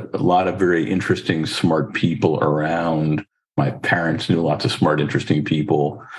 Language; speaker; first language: English; native; English